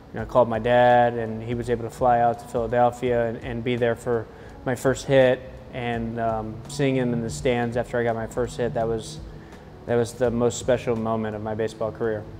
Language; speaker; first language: English; native; English